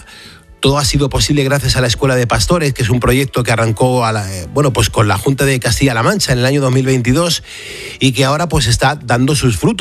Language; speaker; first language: Spanish; native; Spanish